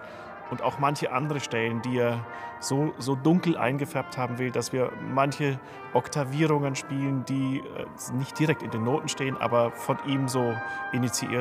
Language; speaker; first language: German; native; German